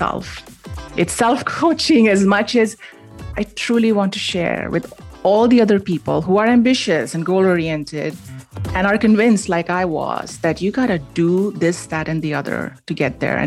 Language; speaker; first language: English; non-native, local second language; Hindi